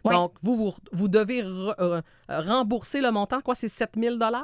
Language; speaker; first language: French; native; French